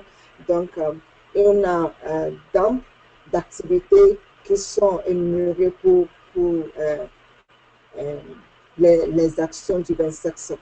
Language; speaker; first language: French; non-native, fluent; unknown